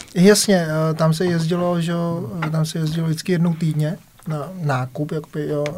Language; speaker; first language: Czech; early bilingual, other home language; Vietnamese